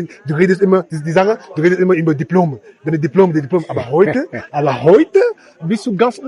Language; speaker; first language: German; non-native, learner; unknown